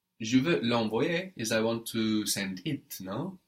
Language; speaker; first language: French; non-native, fluent; English